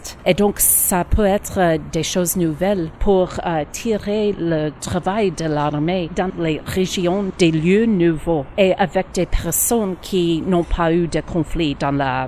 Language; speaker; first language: French; non-native, learner; English